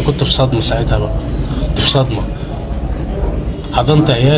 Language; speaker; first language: Arabic; native; Arabic